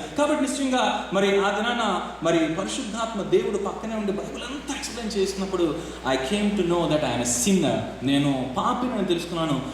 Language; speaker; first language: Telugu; non-native, local second language; Rajasthani